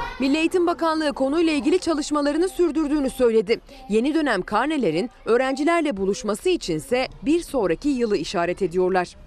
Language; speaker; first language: Turkish; native; Turkish